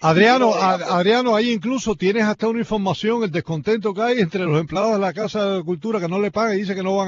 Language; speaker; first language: Spanish; native; Spanish